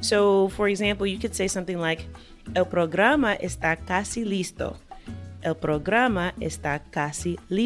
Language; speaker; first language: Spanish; non-native, fluent; English